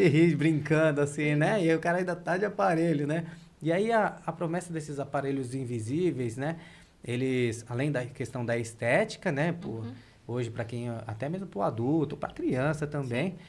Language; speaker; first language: Portuguese; native; Portuguese